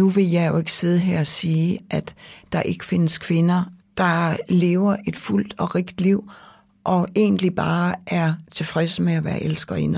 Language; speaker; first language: Danish; native; Danish